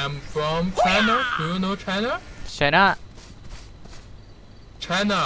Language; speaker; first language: English; non-native, learner; Chinese